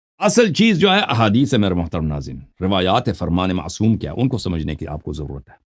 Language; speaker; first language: Urdu; non-native, fluent; Persian